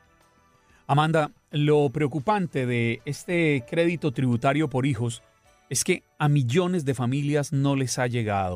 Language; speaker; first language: Spanish; native; Spanish